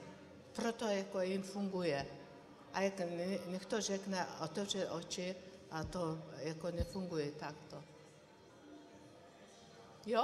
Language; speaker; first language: Czech; non-native, learner; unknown